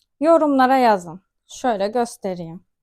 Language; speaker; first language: Turkish; native; Turkish